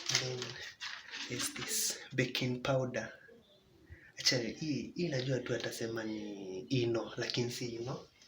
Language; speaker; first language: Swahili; native; Swahili